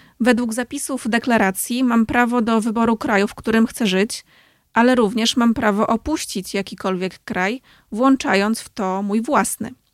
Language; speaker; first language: Polish; native; Polish